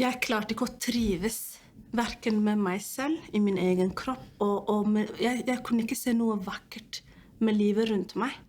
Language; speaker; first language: Norwegian; non-native, fluent; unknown